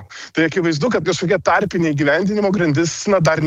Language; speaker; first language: Lithuanian; native; Lithuanian